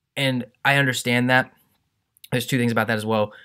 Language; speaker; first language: English; native; English